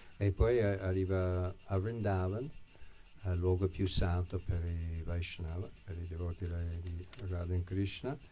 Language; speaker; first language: Italian; non-native, fluent; English